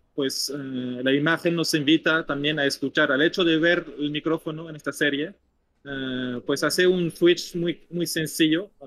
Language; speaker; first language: Spanish; non-native, fluent; French